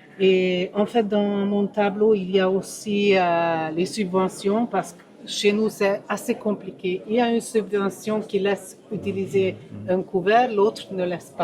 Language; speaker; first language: French; non-native, fluent; Ukrainian